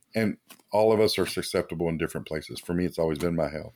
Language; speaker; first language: English; native; English